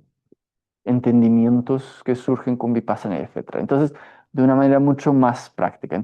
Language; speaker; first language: Spanish; non-native, fluent; Portuguese